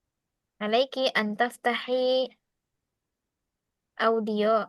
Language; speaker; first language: Arabic; non-native, fluent; Indonesian